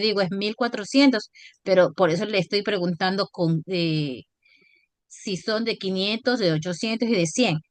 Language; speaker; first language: Spanish; native; Spanish